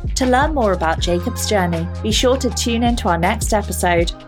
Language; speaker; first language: English; early bilingual, other home language; Spanish